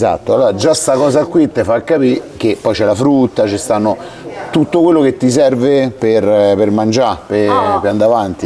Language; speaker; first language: Italian; native; Italian